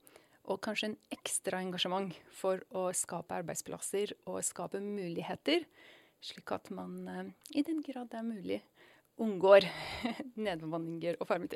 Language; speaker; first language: Norwegian; non-native, fluent; Persian